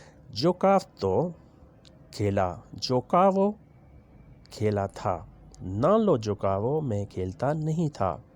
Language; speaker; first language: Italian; non-native, learner; Urdu